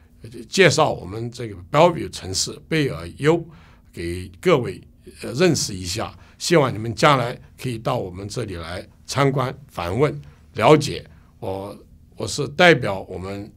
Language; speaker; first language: Chinese; non-native, local second language; Cantonese